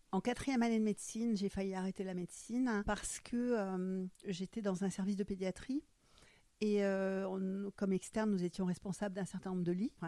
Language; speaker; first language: French; non-native, fluent; German